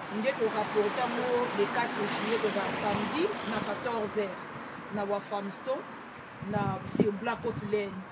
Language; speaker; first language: Lingala; non-native, local second language; Kongo